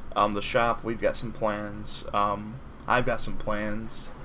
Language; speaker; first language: English; native; English